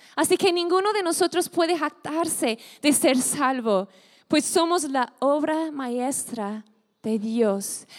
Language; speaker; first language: Spanish; non-native, fluent; English